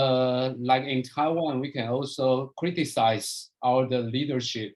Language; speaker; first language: English; non-native, fluent; Chinese